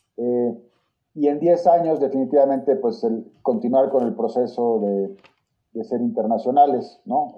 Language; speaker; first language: Spanish; native; Spanish